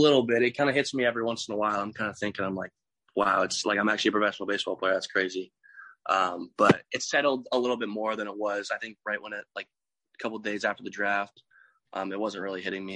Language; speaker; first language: English; native; English